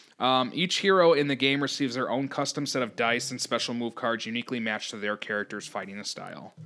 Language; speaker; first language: English; native; English